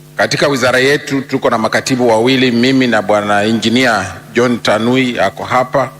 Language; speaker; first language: Swahili; non-native, local second language; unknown